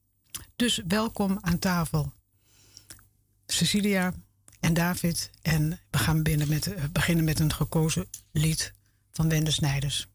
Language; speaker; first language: Dutch; native; Dutch